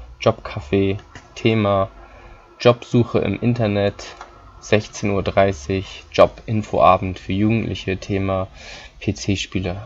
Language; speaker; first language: German; non-native, fluent; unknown